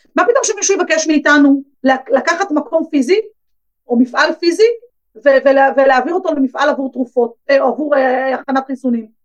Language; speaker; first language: Hebrew; native; Hebrew